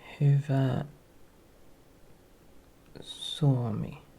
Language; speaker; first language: Finnish; non-native, learner; English